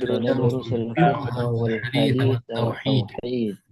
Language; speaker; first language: Arabic; non-native, learner; Indonesian